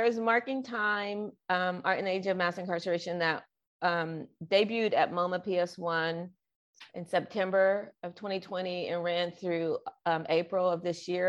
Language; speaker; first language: English; native; English